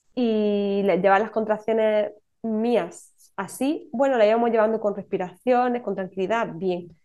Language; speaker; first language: Spanish; native; Spanish